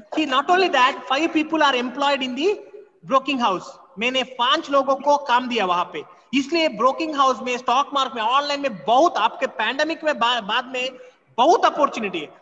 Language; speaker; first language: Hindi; non-native, local second language; Kannada